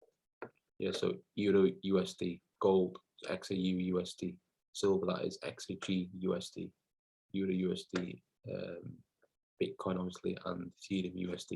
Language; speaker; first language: English; native; English